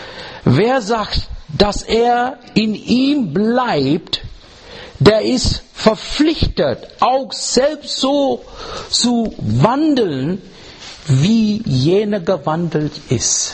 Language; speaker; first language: German; non-native, fluent; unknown